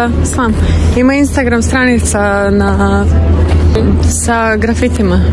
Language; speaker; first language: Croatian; non-native, learner; Russian